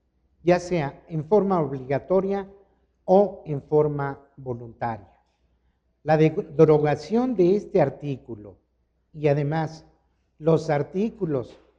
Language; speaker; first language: Spanish; native; Spanish